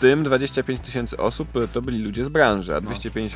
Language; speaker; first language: Polish; native; Polish